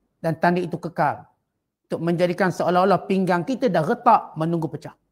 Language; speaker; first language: Malay; native; Malay